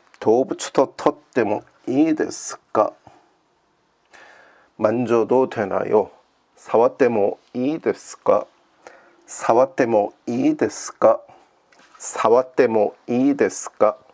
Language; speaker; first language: Japanese; non-native, learner; Korean